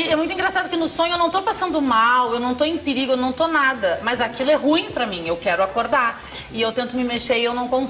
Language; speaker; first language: Portuguese; native; Portuguese